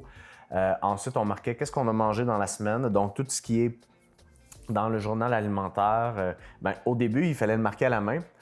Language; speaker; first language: French; native; French